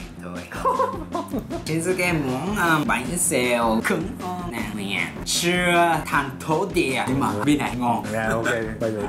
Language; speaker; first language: Vietnamese; non-native, learner; Japanese